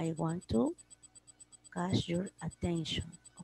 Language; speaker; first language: English; non-native, learner; Spanish